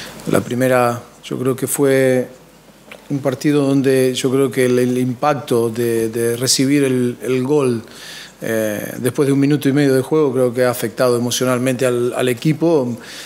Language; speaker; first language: Spanish; native; Spanish